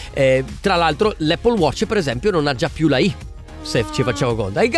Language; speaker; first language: Italian; native; Italian